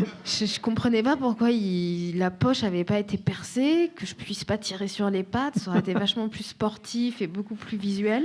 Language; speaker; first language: French; native; French